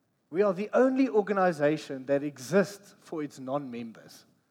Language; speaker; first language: English; non-native, local second language; Afrikaans